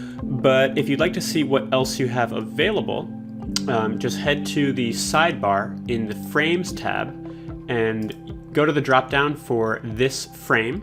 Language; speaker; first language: English; native; English